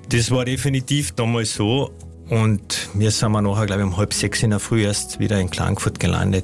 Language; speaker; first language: German; native; German